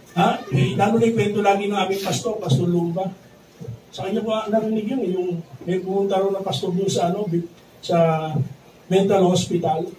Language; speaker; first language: Filipino; native; Filipino